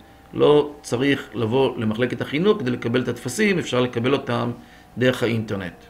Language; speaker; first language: Hebrew; native; Hebrew